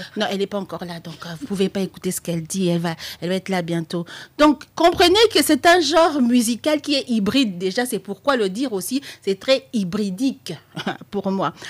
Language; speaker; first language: French; non-native, local second language; Lingala